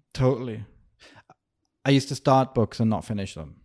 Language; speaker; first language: English; native; English